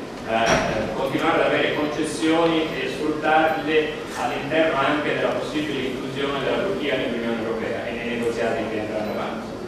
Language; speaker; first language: Italian; native; Italian